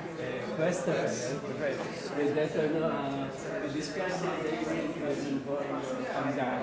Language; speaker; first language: Italian; non-native, learner; English